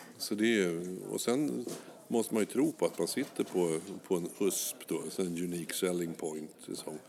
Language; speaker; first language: Swedish; native; Swedish